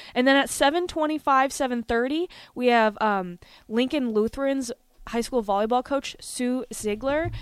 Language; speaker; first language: English; native; English